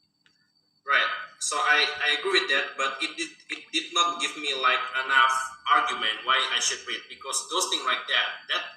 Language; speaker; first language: English; non-native, fluent; Indonesian